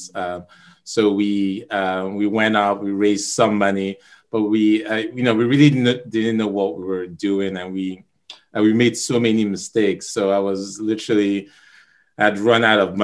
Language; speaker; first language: English; non-native, local second language; Igbo